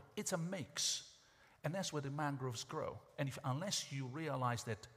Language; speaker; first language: English; non-native, fluent; Italian